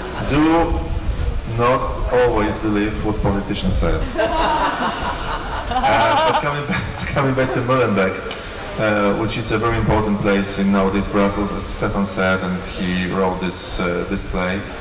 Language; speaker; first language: English; non-native, fluent; Polish